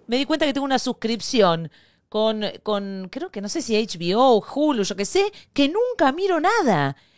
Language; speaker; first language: Spanish; native; Spanish